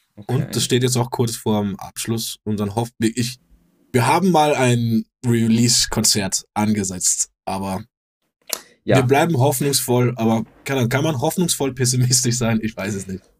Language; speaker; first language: German; non-native, fluent; Danish